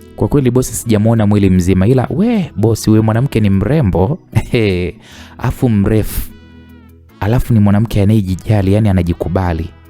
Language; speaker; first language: Swahili; native; Swahili